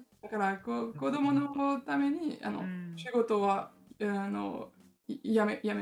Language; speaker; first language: Japanese; non-native, learner; French